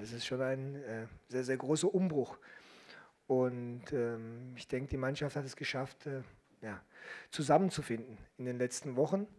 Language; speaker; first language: German; native; German